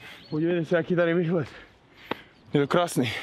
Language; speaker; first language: Czech; non-native, fluent; Uzbek